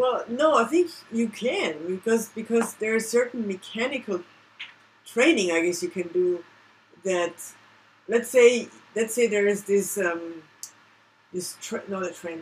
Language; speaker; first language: English; non-native, fluent; German